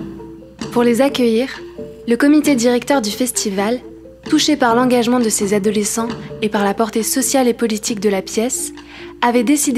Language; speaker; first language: French; native; French